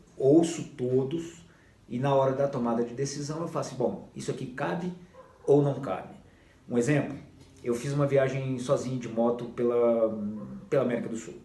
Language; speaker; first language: Portuguese; native; Portuguese